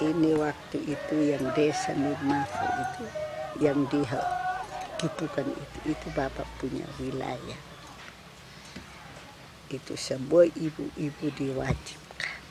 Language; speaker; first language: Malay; non-native, local second language; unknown